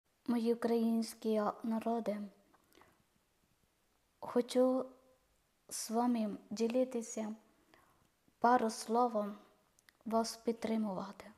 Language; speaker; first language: Ukrainian; non-native, learner; Malayalam